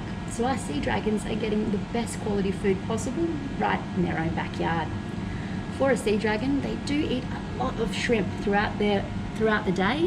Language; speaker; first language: English; native; English